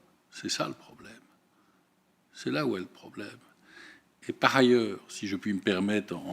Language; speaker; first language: French; native; French